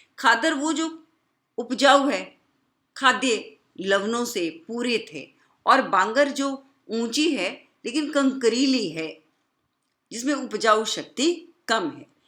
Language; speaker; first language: Hindi; native; Hindi